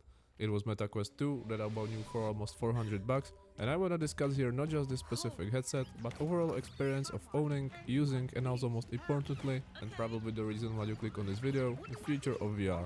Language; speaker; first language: English; non-native, fluent; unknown